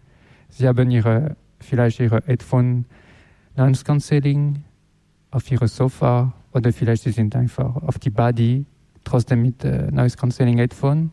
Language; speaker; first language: German; non-native, fluent; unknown